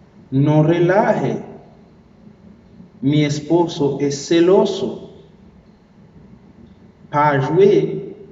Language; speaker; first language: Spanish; non-native, fluent; Haitian Creole